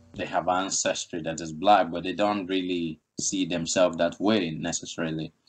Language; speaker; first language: English; non-native, local second language; Igbo